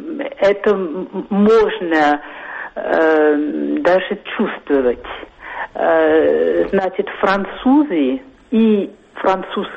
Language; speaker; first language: Russian; non-native, fluent; French